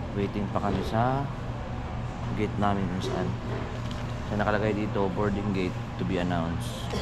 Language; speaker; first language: Filipino; native; Filipino